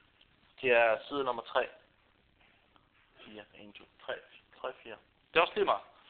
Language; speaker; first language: Danish; non-native, fluent; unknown